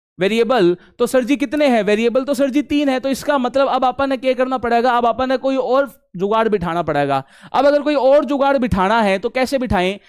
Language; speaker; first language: Hindi; native; Hindi